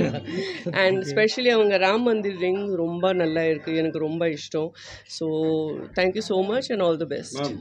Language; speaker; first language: Tamil; non-native, learner; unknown